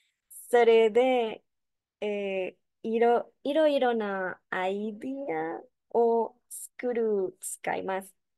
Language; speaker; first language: Japanese; non-native, learner; Spanish